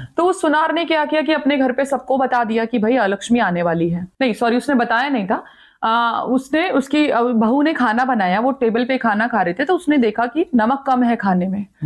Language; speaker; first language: Hindi; native; Hindi